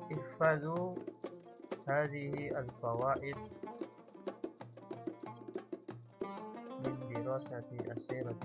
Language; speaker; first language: Arabic; non-native, fluent; Indonesian